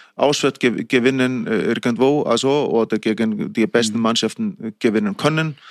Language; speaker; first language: German; non-native, fluent; Icelandic